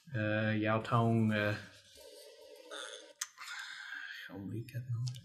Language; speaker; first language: Vietnamese; non-native, learner; English